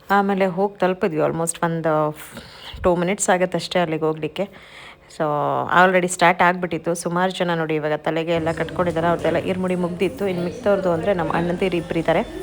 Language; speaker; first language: Kannada; native; Kannada